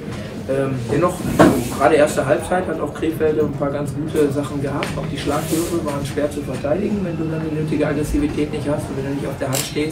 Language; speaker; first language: German; native; German